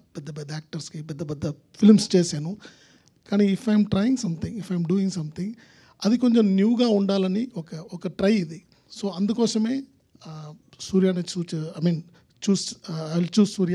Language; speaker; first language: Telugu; non-native, learner; Tamil